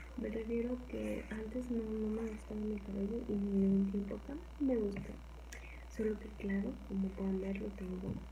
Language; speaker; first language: Spanish; native; Spanish